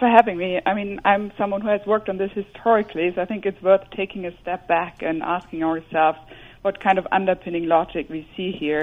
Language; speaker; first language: English; non-native, fluent; German